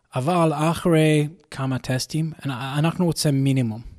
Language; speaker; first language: Hebrew; non-native, learner; English